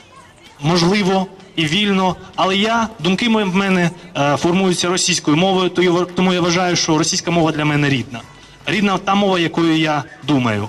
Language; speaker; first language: Ukrainian; non-native, local second language; Russian